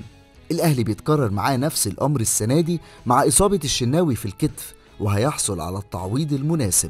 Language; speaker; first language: Arabic; native; Arabic